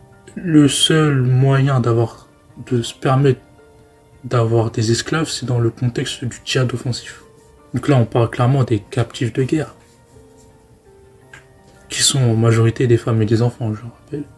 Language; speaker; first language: French; native; French